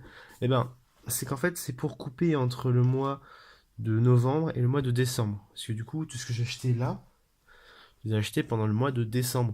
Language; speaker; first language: French; native; French